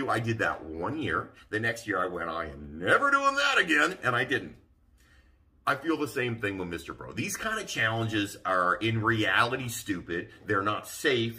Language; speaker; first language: English; native; English